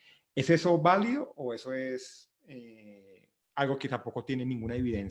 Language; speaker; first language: Spanish; native; Spanish